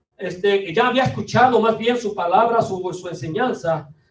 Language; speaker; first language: Spanish; native; Spanish